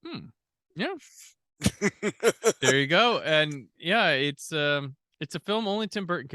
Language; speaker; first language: English; native; English